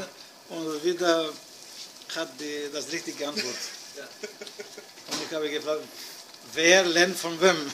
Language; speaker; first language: German; non-native, learner; Greek